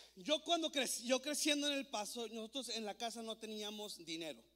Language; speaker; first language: Spanish; native; Spanish